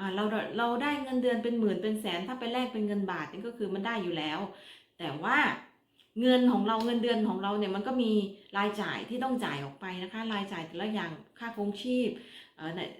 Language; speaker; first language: Thai; native; Thai